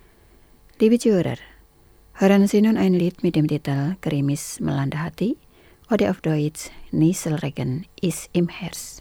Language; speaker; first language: German; non-native, fluent; Indonesian